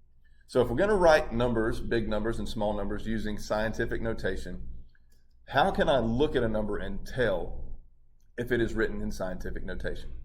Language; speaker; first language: English; native; English